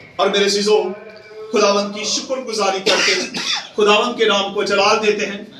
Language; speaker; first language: Urdu; non-native, local second language; Punjabi